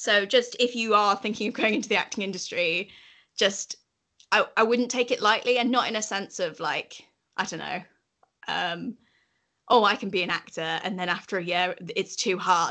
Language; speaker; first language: English; native; English